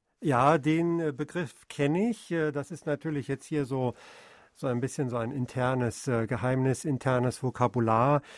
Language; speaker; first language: German; native; German